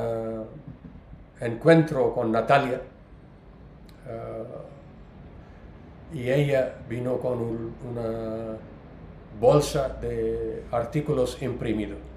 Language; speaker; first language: Spanish; non-native, learner; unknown